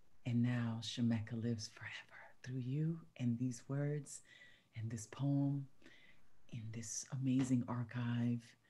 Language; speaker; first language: English; early bilingual, other home language; Spanish